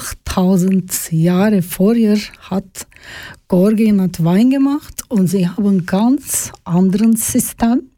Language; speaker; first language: German; non-native, learner; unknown